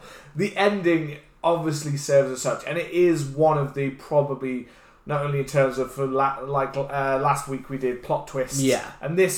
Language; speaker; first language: English; native; English